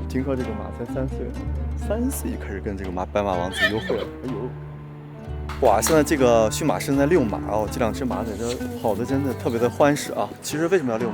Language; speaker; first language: Chinese; native; Chinese